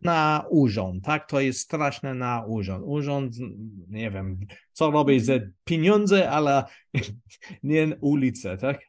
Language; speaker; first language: Polish; non-native, learner; English